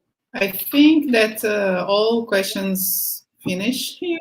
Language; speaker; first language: English; non-native, fluent; Portuguese